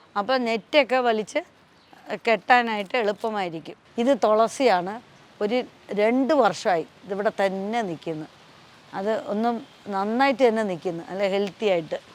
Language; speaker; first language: Malayalam; non-native, local second language; Tamil